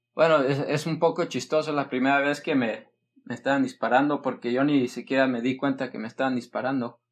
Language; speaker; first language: Spanish; early bilingual, heritage; Spanish